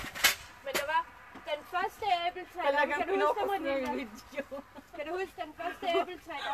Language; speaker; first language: Danish; non-native, fluent; Filipino